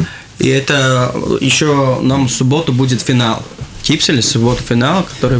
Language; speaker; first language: Russian; non-native, local second language; Latvian